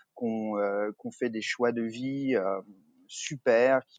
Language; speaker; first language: French; native; French